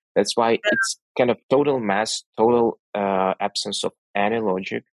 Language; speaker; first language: English; non-native, fluent; Russian